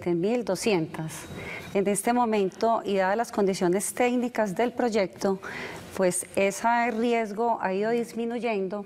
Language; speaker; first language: Spanish; native; Spanish